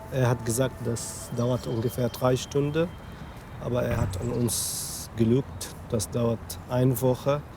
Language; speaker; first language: German; non-native, learner; Arabic